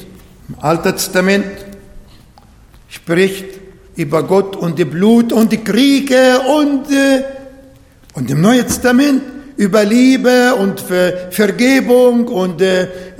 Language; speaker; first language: German; non-native, fluent; Arabic